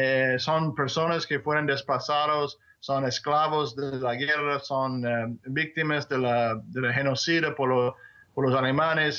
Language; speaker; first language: Spanish; non-native, fluent; English